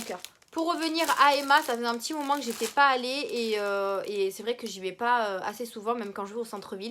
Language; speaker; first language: French; native; French